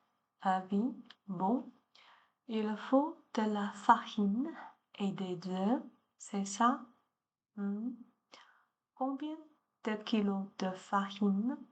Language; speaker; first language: French; non-native, learner; Chinese